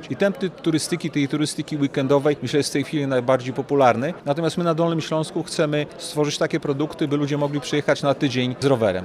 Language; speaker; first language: Polish; native; Polish